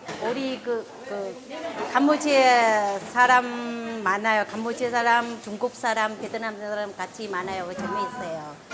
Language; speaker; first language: Korean; non-native, learner; Khmer